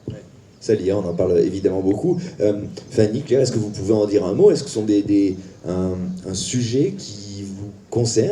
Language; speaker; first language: French; native; French